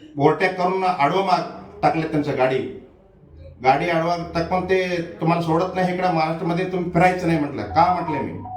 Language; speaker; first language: Marathi; non-native, local second language; Kannada